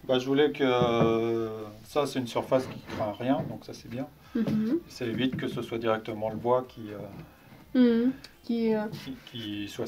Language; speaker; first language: French; native; French